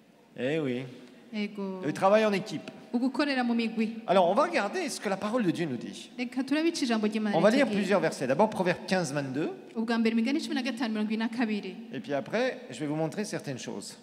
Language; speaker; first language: French; native; French